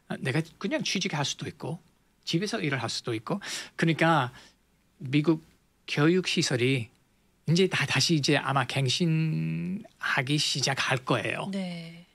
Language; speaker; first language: Korean; non-native, fluent; English